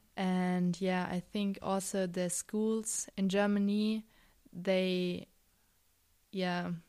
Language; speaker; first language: English; non-native, fluent; German